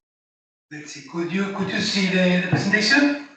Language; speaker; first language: English; non-native, learner; Spanish